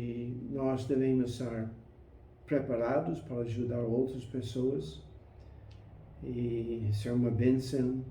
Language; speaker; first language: Portuguese; non-native, fluent; English